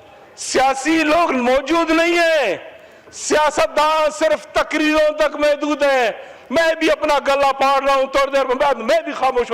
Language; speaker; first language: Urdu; non-native, local second language; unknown